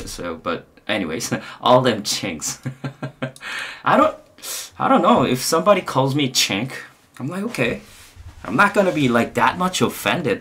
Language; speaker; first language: English; non-native, fluent; Korean